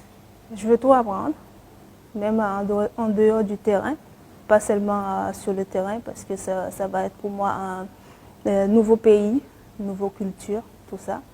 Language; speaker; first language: French; non-native, local second language; Haitian Creole